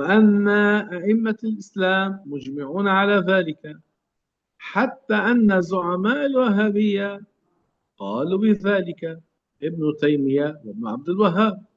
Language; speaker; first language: Arabic; native; Arabic